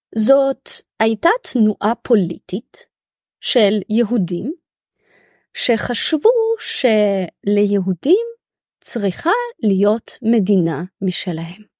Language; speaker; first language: Hebrew; early bilingual, other home language; Russian